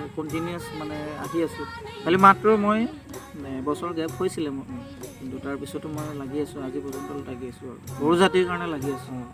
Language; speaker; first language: Assamese; non-native, local second language; Bodo